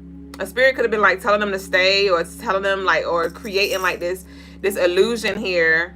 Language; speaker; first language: English; native; English